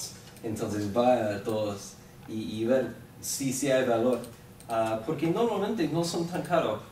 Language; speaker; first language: Spanish; non-native, fluent; English